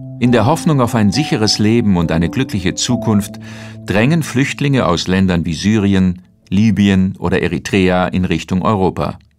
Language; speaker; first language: German; native; German